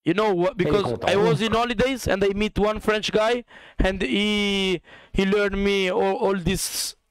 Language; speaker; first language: English; non-native, learner; Italian